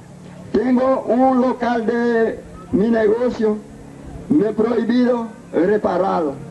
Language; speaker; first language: Spanish; non-native, learner; Haitian Creole